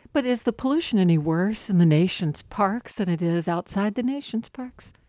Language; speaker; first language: English; native; English